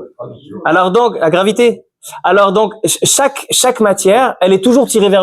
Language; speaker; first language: French; native; French